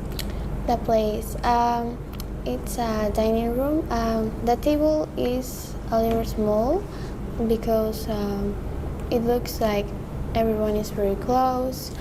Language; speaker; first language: English; non-native, learner; Spanish